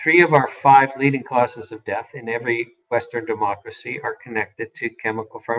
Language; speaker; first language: English; native; English